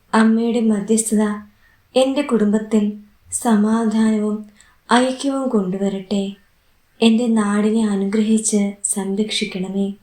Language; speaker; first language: Malayalam; native; Malayalam